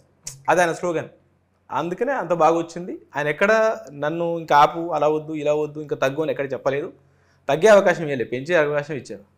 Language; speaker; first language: Telugu; native; Telugu